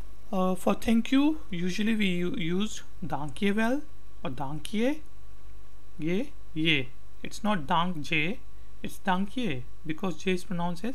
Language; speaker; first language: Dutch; non-native, learner; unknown